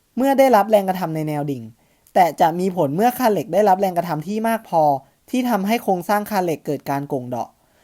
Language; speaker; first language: Thai; native; Thai